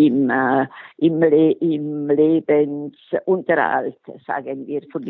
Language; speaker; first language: German; non-native, local second language; Italian